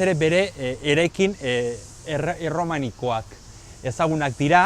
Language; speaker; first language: Basque; native; Basque